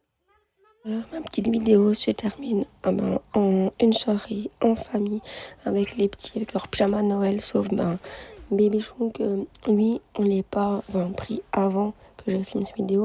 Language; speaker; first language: French; native; French